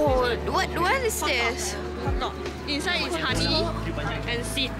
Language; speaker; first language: English; non-native, learner; Korean